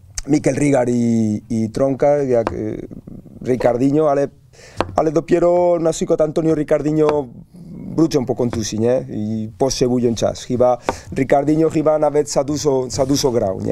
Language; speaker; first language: Polish; non-native, learner; Spanish